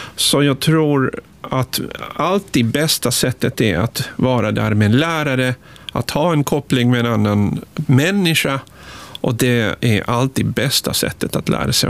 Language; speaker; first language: Swedish; non-native, fluent; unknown